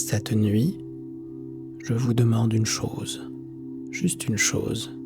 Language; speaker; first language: French; native; French